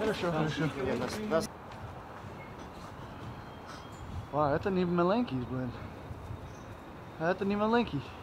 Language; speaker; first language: Russian; non-native, learner; English